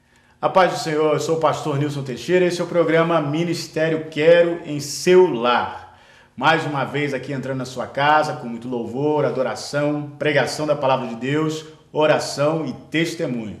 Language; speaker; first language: Portuguese; native; Portuguese